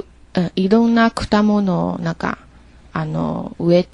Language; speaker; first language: Japanese; non-native, learner; Chinese